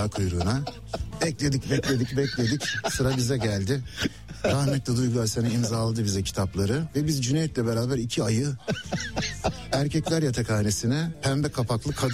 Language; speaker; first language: Turkish; native; Turkish